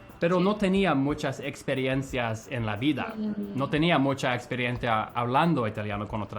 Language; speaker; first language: Spanish; non-native, fluent; English